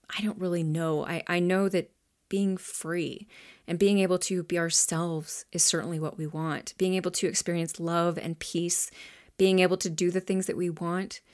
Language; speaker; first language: English; native; English